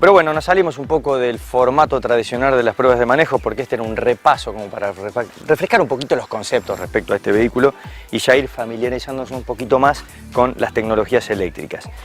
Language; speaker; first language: Spanish; native; Spanish